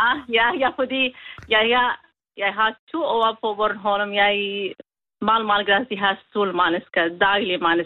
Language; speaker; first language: Danish; non-native, learner; Kurdish